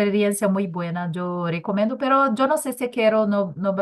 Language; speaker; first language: Spanish; non-native, learner; Portuguese